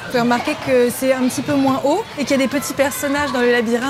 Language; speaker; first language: French; native; French